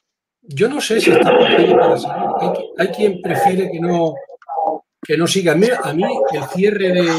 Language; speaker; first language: Spanish; native; Spanish